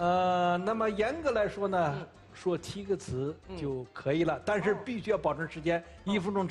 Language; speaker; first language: Chinese; native; Chinese